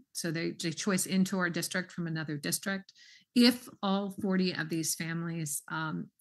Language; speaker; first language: English; native; English